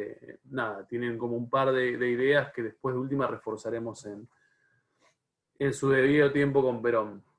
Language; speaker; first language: Spanish; native; Spanish